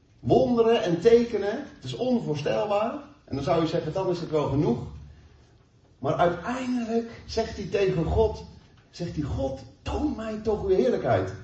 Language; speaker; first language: Dutch; native; Dutch